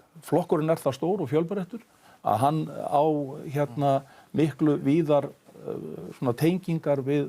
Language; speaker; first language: Icelandic; native; Icelandic